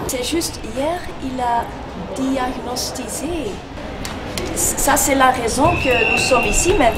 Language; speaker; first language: French; non-native, local second language; Dutch